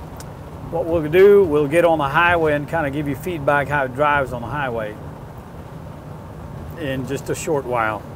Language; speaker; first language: English; non-native, fluent; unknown